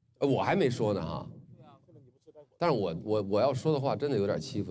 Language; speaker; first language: Chinese; native; Chinese